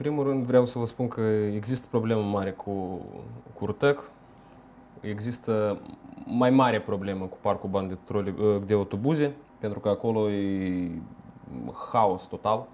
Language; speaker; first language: Romanian; non-native, local second language; Russian